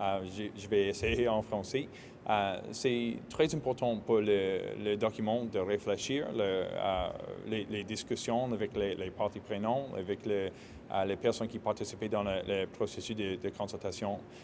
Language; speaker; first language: French; non-native, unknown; English